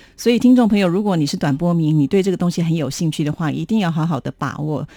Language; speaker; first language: Chinese; native; Chinese